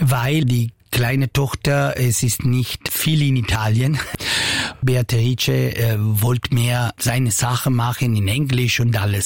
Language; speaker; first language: German; non-native, local second language; Italian